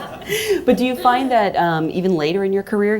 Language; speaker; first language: English; native; English